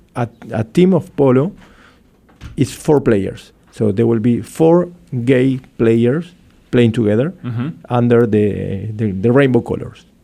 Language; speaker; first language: English; non-native, fluent; Spanish